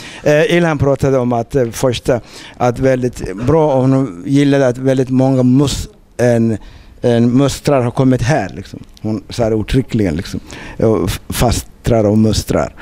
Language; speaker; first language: Swedish; non-native, fluent; Somali